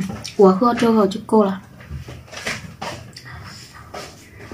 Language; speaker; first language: Chinese; non-native, learner; Vietnamese